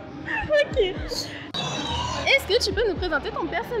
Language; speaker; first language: French; native; French